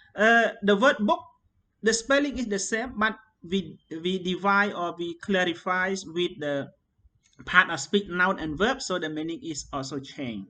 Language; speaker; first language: English; non-native, fluent; Khmer